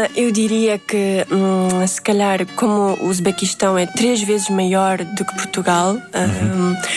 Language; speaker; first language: Portuguese; early bilingual, other home language; Uzbek